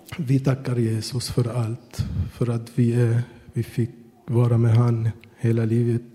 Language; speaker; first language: Swedish; non-native, fluent; Arabic